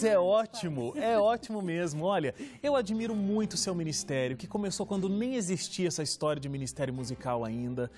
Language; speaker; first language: Portuguese; native; Portuguese